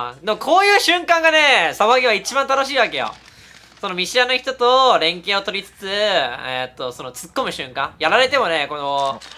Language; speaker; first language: Japanese; native; Japanese